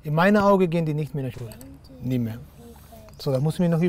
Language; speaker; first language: German; non-native, learner; Dutch